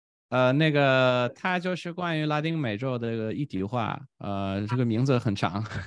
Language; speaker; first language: Chinese; non-native, fluent; Bulgarian